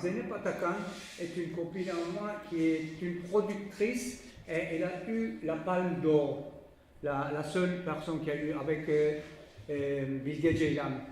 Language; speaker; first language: French; non-native, fluent; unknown